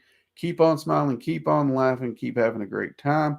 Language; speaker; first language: English; native; English